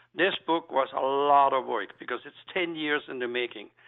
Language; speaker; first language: English; non-native, fluent; German